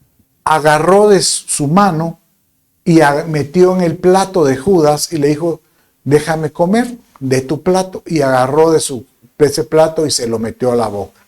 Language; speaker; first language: Spanish; native; Spanish